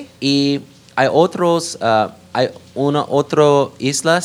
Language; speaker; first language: Spanish; non-native, learner; English